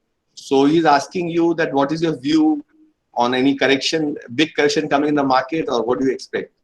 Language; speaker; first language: English; non-native, local second language; Bangla